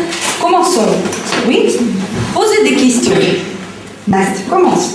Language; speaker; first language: French; non-native, fluent; Russian